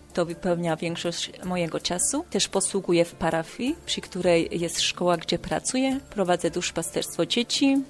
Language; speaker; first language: Polish; non-native, fluent; Hungarian